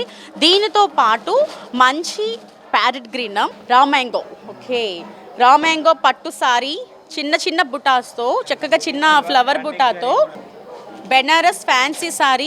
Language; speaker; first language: Telugu; native; Telugu